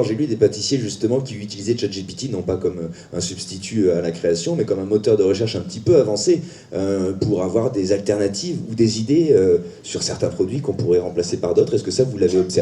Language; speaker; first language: French; native; French